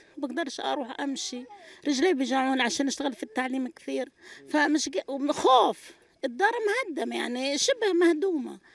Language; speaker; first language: Arabic; native; Arabic